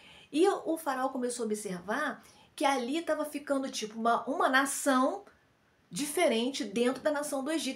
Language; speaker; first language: Portuguese; native; Portuguese